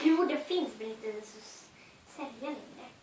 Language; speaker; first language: Swedish; native; Swedish